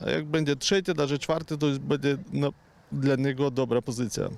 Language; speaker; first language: Polish; non-native, fluent; Ukrainian